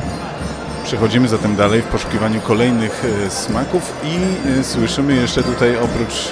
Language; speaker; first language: Polish; native; Polish